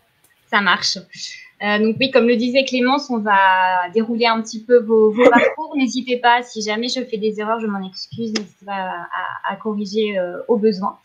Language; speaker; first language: French; native; French